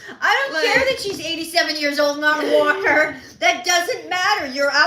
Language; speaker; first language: English; native; English